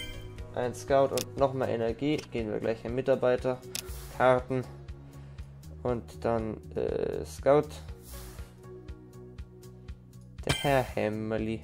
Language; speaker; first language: German; native; German